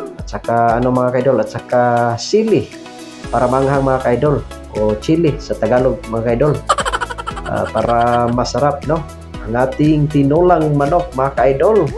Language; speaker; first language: Filipino; non-native, local second language; Cebuano